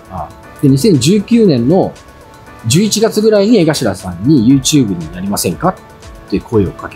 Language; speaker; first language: Japanese; native; Japanese